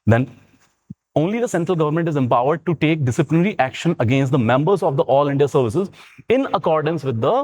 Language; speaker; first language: English; non-native, local second language; Punjabi